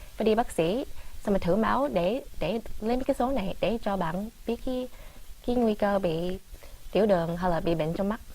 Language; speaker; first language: Vietnamese; early bilingual, other home language; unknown